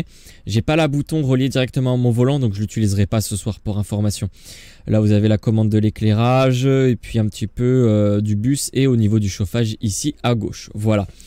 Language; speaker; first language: French; native; French